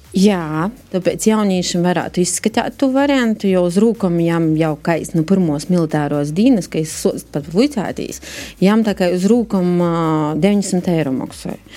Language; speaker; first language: Latvian; native; Latvian